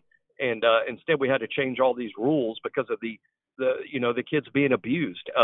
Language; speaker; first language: English; native; English